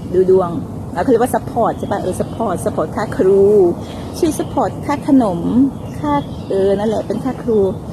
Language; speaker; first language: Thai; non-native, local second language; Northern Khmer